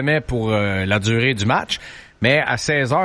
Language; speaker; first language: French; native; French